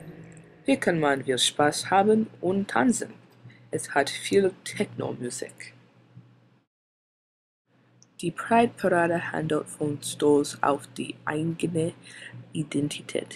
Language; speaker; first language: German; non-native, learner; English